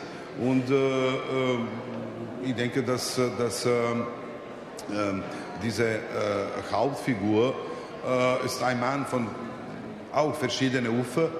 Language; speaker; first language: German; non-native, fluent; Serbian